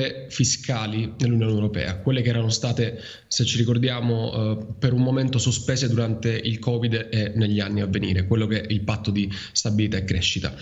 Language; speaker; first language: Italian; native; Italian